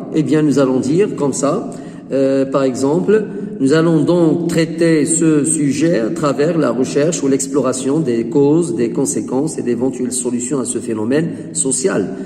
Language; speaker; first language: French; non-native, local second language; Arabic